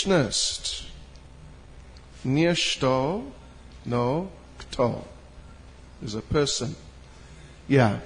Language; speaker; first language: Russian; non-native, learner; English